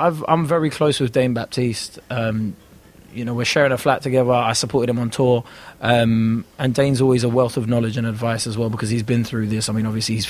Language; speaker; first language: English; native; English